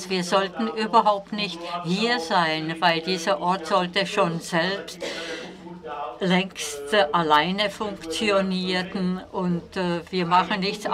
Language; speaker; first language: German; non-native, fluent; Czech